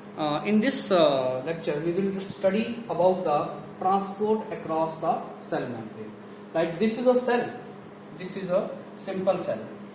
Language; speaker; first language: English; non-native, local second language; Hindi